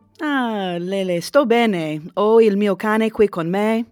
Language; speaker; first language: Italian; non-native, learner; English